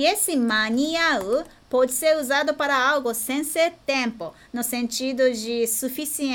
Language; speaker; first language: Portuguese; non-native, fluent; Japanese